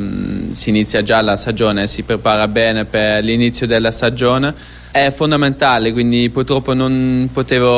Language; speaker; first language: Italian; non-native, fluent; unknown